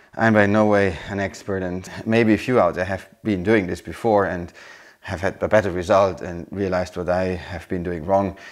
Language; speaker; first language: English; non-native, fluent; German